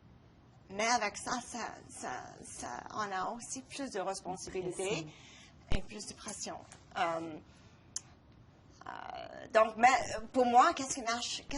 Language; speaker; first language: French; non-native, local second language; English